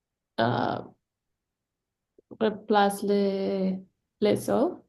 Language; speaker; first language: French; non-native, learner; English